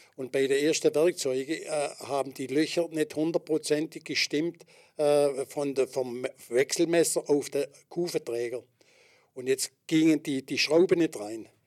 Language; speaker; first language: German; native; German